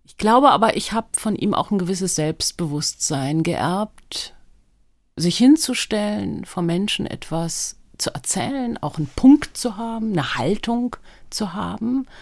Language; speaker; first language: German; early bilingual, other home language; Hebrew